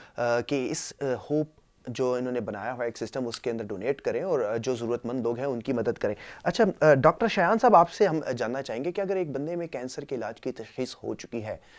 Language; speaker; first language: Urdu; native; Urdu